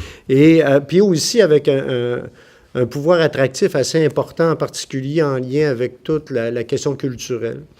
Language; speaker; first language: French; native; French